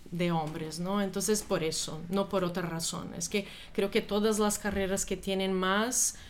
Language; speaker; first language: Spanish; non-native, fluent; Portuguese